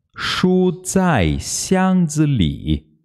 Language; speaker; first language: Chinese; non-native, fluent; Portuguese